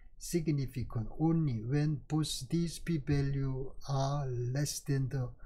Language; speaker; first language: English; non-native, fluent; Korean